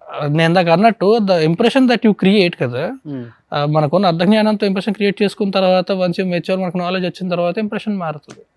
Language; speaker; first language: Telugu; native; Telugu